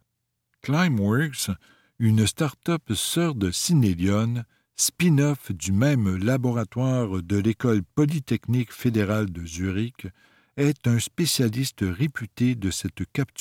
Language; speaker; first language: French; native; French